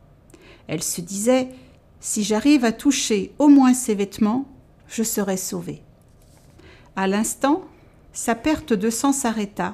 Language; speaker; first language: French; native; French